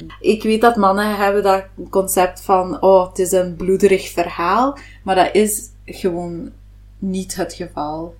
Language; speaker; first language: Dutch; non-native, local second language; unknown